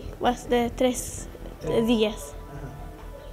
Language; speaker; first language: Spanish; non-native, learner; Arabic